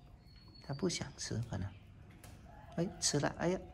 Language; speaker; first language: Cantonese; native; Cantonese